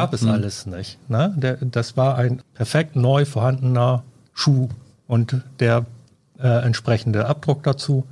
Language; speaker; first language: German; native; German